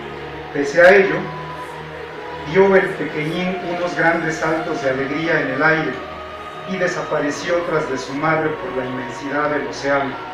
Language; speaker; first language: Spanish; native; Spanish